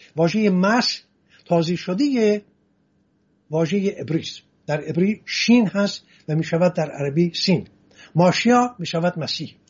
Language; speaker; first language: Persian; non-native, local second language; Assyrian Neo-Aramaic